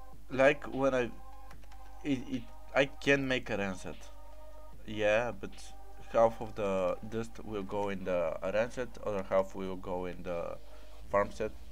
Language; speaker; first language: English; non-native, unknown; Bulgarian